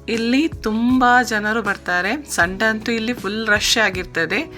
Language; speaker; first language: Kannada; non-native, local second language; Tulu